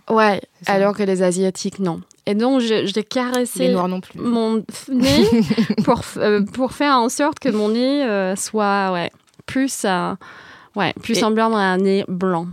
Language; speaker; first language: French; non-native, fluent; English